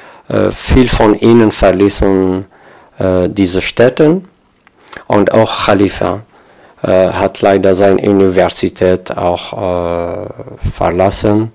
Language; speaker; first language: German; non-native, learner; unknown